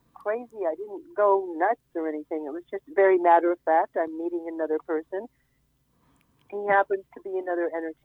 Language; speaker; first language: English; native; English